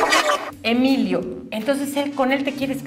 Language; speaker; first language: Spanish; native; Spanish